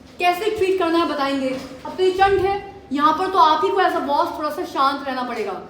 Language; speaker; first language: Hindi; native; Hindi